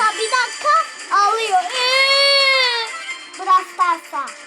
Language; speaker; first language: Turkish; early bilingual, other home language; Arabic